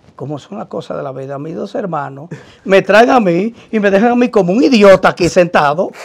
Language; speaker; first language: Spanish; native; Spanish